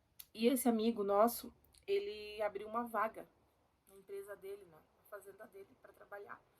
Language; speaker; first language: Portuguese; native; Portuguese